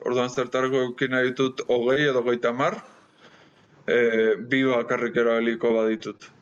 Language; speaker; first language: Basque; non-native, local second language; Spanish